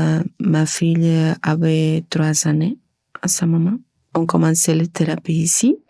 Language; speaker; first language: French; non-native, learner; Spanish